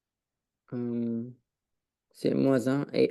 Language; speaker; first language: French; native; French